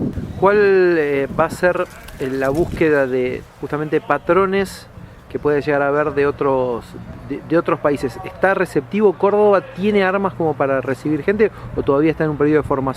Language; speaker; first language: Spanish; native; Spanish